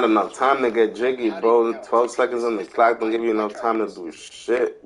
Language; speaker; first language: English; native; English